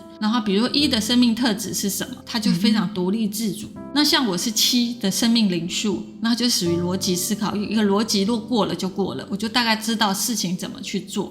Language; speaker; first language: Chinese; native; Chinese